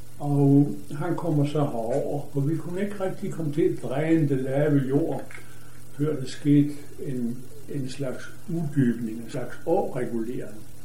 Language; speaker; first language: Danish; native; Danish